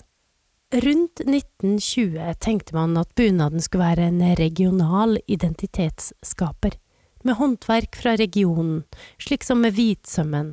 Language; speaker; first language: Norwegian; native; Norwegian